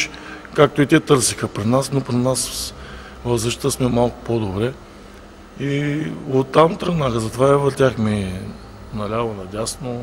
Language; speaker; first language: Bulgarian; native; Bulgarian